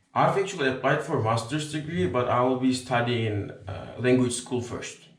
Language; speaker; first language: English; non-native, learner; Turkish